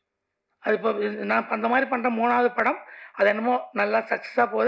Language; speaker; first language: Tamil; non-native, local second language; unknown